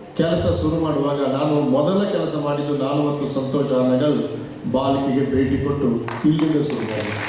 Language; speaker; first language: Kannada; non-native, local second language; Tulu